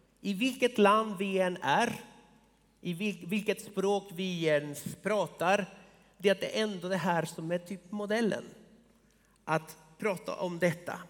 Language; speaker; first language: Swedish; non-native, fluent; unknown